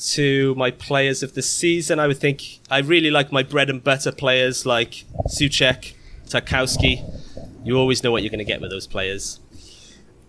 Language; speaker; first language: English; native; English